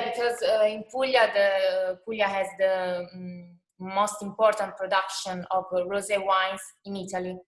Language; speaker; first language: English; non-native, fluent; Italian